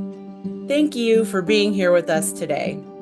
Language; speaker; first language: English; native; English